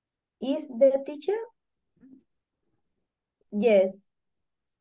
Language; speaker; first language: English; non-native, learner; Spanish